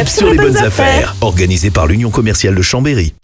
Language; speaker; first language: French; native; French